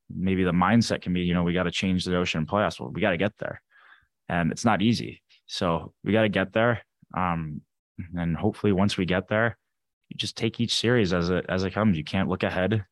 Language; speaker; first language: English; native; English